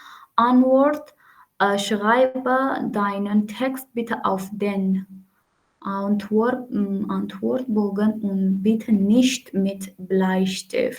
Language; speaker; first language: German; non-native, learner; Urdu